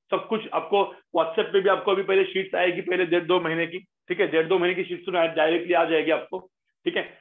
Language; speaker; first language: Hindi; non-native, local second language; Marathi